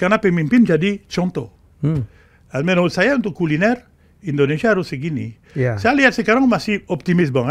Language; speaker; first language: Indonesian; non-native, fluent; French